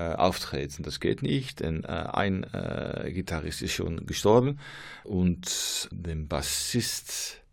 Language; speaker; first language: German; non-native, learner; Dutch